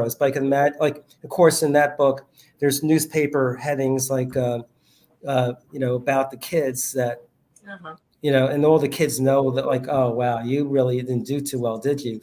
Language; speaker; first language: English; native; English